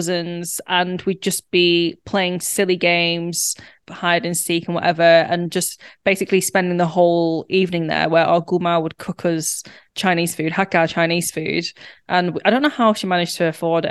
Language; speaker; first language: English; native; English